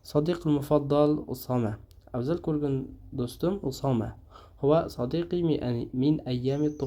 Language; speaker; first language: Arabic; non-native, fluent; Uzbek